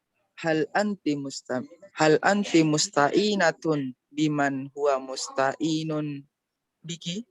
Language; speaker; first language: Arabic; non-native, learner; Indonesian